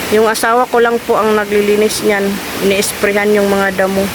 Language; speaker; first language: Filipino; non-native, local second language; Cebuano